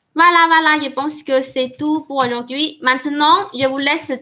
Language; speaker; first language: French; non-native, fluent; Chinese